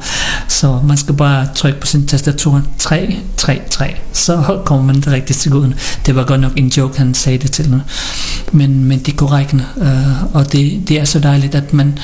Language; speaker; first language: Danish; early bilingual, other home language; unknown